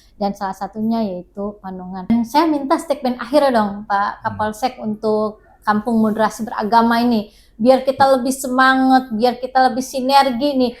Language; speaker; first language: Indonesian; non-native, local second language; Sundanese